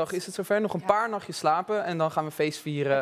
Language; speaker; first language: Dutch; native; Dutch